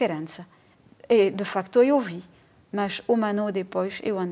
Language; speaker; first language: Portuguese; non-native, fluent; French